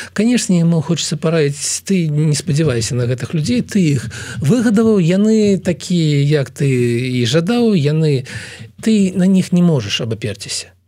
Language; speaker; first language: Belarusian; non-native, local second language; Russian